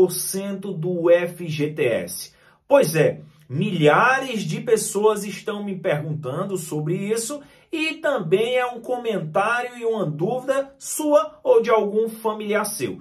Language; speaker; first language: Portuguese; native; Portuguese